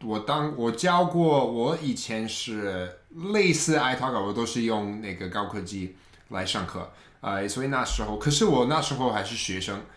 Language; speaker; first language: Chinese; non-native, fluent; English